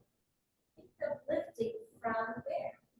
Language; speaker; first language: English; native; English